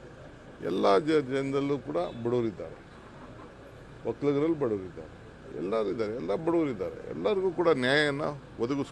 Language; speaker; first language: Kannada; native; Kannada